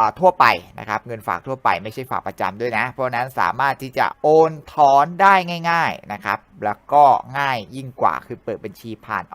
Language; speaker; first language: Thai; native; Thai